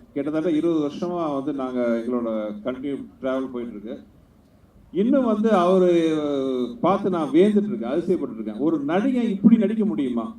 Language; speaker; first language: Tamil; native; Tamil